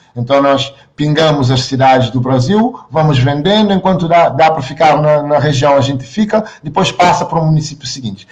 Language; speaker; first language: Portuguese; non-native, local second language; Kabuverdianu